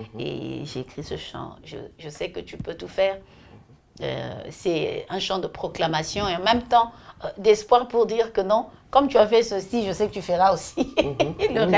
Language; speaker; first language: French; non-native, local second language; Lingala